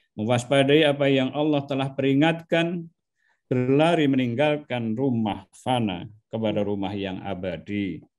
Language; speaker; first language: Indonesian; non-native, local second language; Javanese